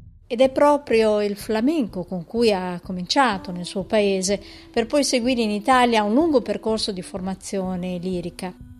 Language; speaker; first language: Italian; native; Italian